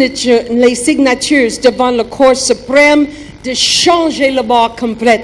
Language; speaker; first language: French; non-native, learner; German